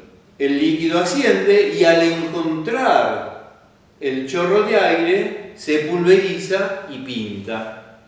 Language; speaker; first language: Spanish; native; Spanish